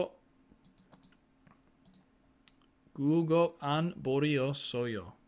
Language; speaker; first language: Korean; non-native, learner; English